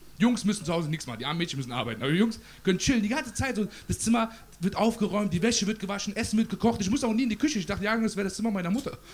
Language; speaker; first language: German; early bilingual, other home language; Persian